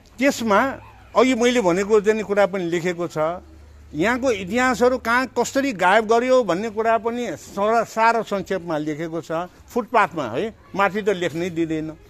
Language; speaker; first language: Nepali; non-native, local second language; Newari